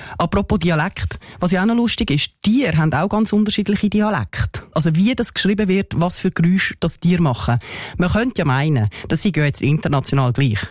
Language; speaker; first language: German; native; German